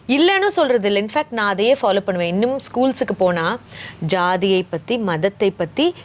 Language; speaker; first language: Tamil; native; Tamil